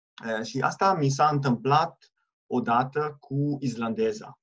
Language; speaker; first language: Romanian; non-native, fluent; Italian